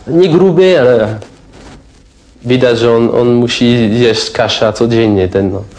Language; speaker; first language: Polish; non-native, learner; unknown